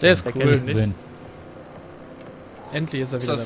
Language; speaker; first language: German; native; German